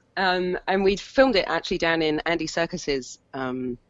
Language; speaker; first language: English; native; English